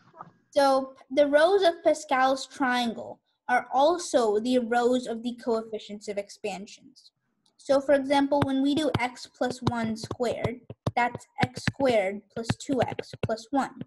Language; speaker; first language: English; native; English